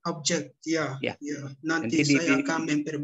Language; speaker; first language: Indonesian; non-native, learner; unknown